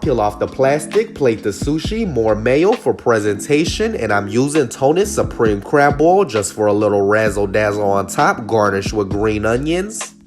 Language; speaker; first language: English; native; English